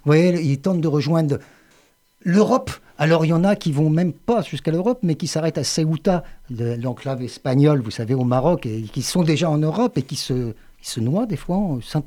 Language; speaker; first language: French; native; French